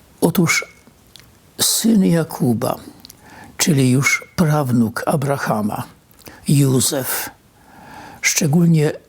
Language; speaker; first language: Polish; native; Polish